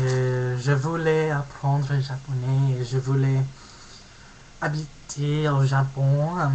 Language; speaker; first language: French; non-native, learner; English